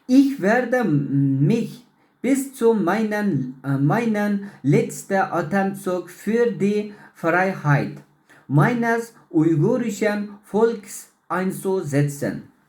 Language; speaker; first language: German; non-native, learner; Uyghur